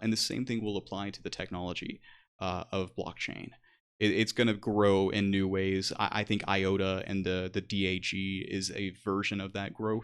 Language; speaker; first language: English; native; English